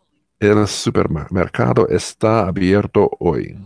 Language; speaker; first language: Spanish; non-native, learner; English